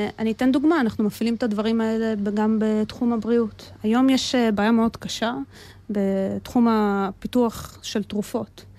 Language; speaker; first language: Hebrew; early bilingual, other home language; Russian